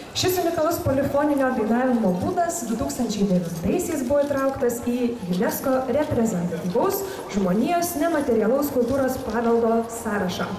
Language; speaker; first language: Lithuanian; native; Lithuanian